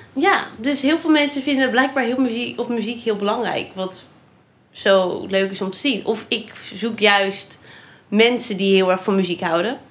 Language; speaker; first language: Dutch; native; Dutch